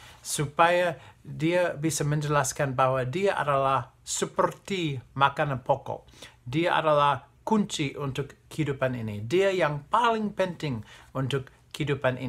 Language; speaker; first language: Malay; non-native, fluent; English